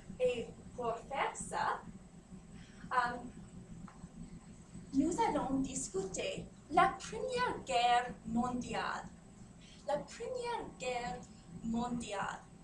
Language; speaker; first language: French; non-native, fluent; English